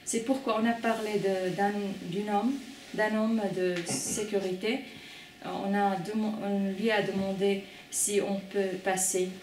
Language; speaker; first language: French; non-native, fluent; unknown